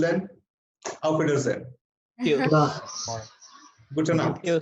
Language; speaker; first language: German; non-native, fluent; Hindi